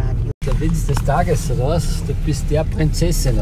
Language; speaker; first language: German; native; German